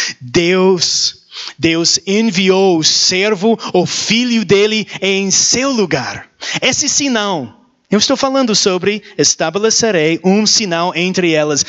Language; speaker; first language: Portuguese; non-native, learner; English